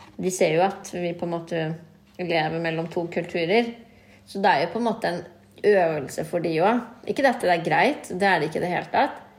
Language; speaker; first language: Norwegian; early bilingual, other home language; Kurdish